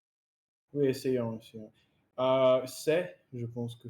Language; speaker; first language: French; non-native, learner; Russian